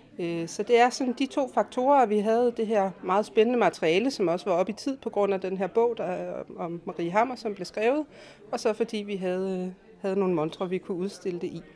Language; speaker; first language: Danish; native; Danish